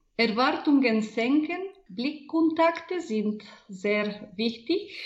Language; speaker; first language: German; non-native, fluent; Bulgarian